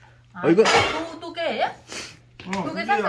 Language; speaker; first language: Korean; non-native, learner; Vietnamese